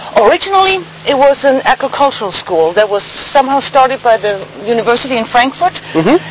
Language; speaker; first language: English; non-native, fluent; German